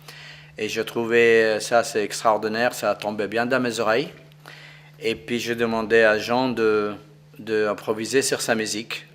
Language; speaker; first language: French; non-native, fluent; Arabic